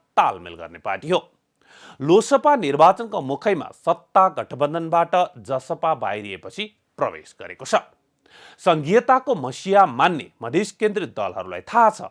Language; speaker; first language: Nepali; native; Nepali